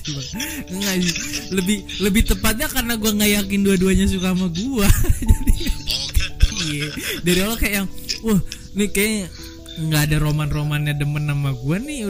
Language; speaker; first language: Indonesian; native; Indonesian